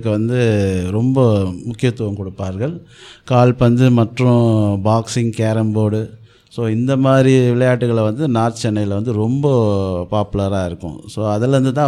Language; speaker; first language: Tamil; native; Tamil